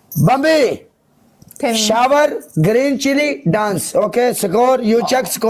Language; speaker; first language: English; non-native, learner; Punjabi